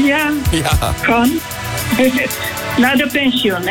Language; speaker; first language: Dutch; non-native, learner; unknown